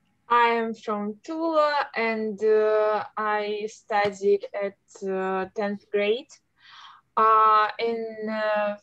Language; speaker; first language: English; non-native, learner; Russian